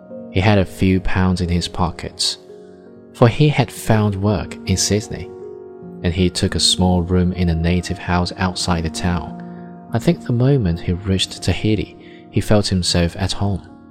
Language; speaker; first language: English; non-native, fluent; Chinese